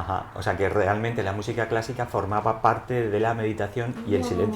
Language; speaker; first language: Spanish; native; Spanish